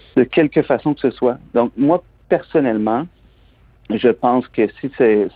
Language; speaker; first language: French; native; French